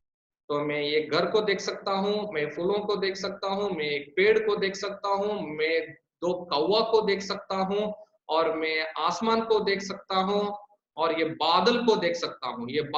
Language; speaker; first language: Hindi; non-native, local second language; Tamil